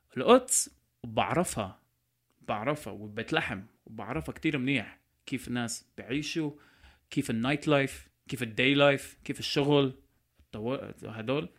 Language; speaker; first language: Arabic; non-native, local second language; Armenian